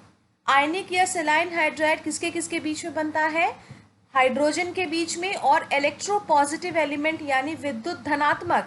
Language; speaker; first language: Hindi; native; Hindi